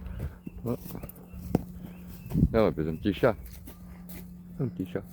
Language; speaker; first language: French; native; French